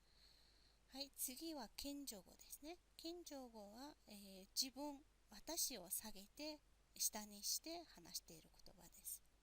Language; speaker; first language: Japanese; non-native, fluent; Mongolian